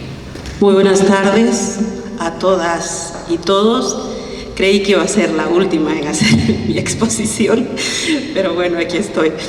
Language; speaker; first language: Spanish; native; Spanish